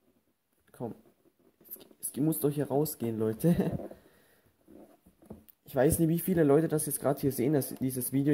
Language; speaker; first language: German; native; German